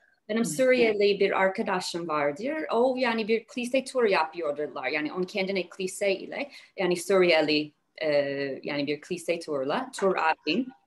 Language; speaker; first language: Turkish; non-native, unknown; English